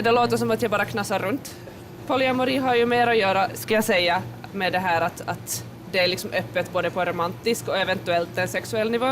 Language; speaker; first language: Swedish; native; Swedish